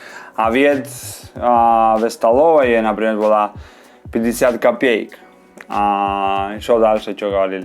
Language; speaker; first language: Russian; non-native, fluent; Spanish